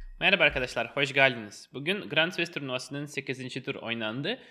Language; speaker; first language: Turkish; non-native, fluent; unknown